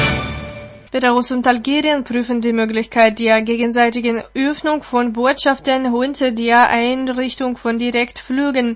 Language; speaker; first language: German; non-native, fluent; Russian